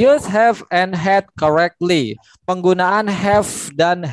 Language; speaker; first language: English; non-native, fluent; Indonesian